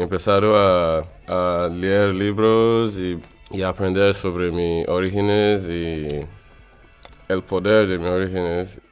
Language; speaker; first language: Spanish; non-native, learner; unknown